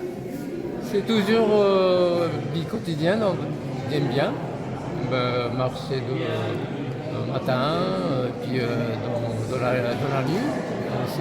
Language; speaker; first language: French; non-native, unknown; Japanese